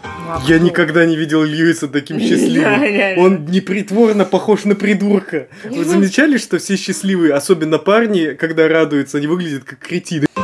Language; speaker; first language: Russian; native; Russian